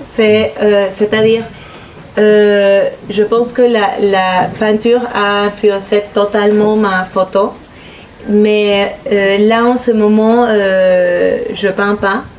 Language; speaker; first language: French; non-native, fluent; Spanish